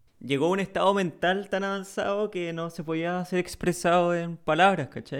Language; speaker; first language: Spanish; native; Spanish